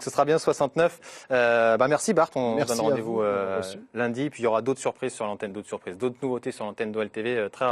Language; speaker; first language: French; native; French